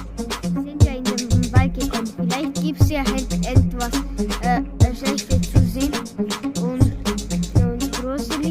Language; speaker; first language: German; early bilingual, other home language; Serbian